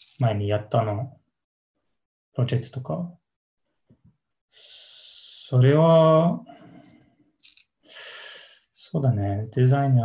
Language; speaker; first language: Japanese; non-native, learner; English